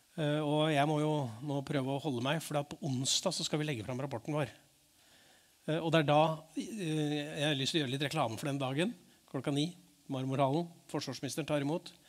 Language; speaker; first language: Norwegian; native; Norwegian